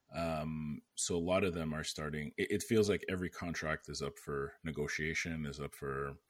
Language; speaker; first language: English; native; English